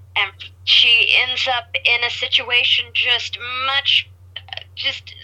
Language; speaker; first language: English; native; English